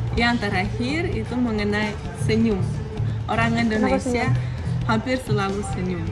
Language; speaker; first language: Indonesian; non-native, fluent; Russian